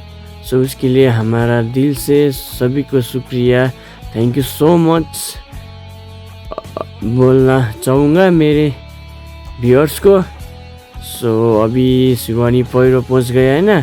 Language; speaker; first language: Hindi; non-native, local second language; Nepali